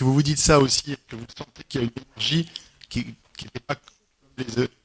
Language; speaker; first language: French; native; French